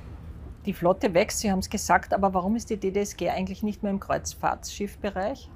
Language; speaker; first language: German; native; German